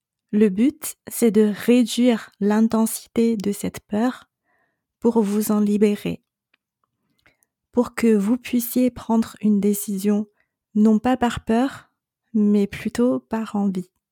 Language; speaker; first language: French; non-native, fluent; Chinese